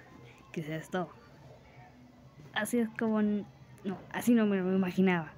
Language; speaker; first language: Spanish; native; Spanish